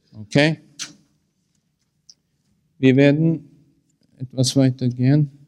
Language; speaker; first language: German; non-native, learner; Norwegian